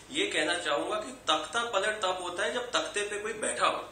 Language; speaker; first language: Hindi; native; Hindi